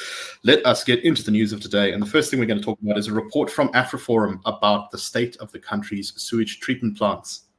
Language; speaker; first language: English; native; English